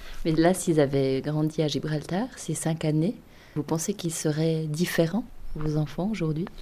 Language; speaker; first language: French; native; French